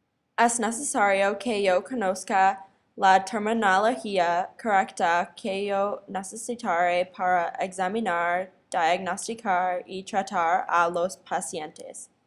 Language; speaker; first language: Spanish; non-native, learner; English